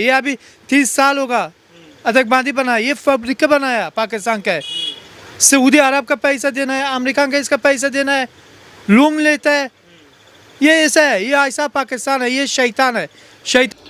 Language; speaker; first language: Hindi; non-native, learner; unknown